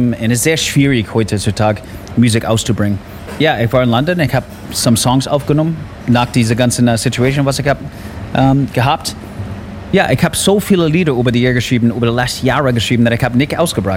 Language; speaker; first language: German; non-native, learner; English